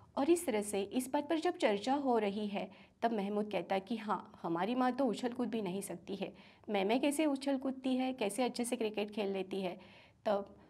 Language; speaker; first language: Hindi; non-native, local second language; Marathi